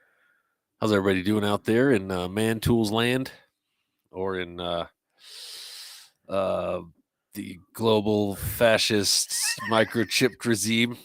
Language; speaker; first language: English; native; English